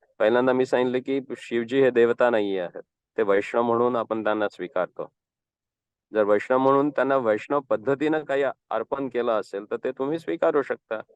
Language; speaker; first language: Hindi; non-native, local second language; Marathi